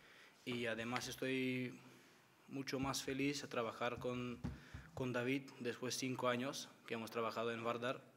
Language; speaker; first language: Spanish; non-native, learner; Macedonian